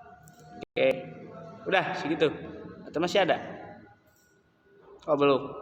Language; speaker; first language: Indonesian; native; Indonesian